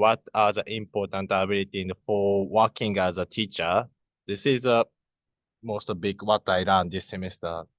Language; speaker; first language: English; non-native, learner; Japanese